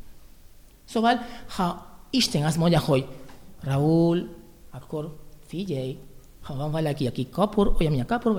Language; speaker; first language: Hungarian; non-native, learner; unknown